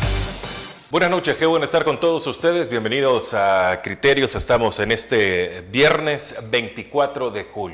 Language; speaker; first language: Spanish; native; Spanish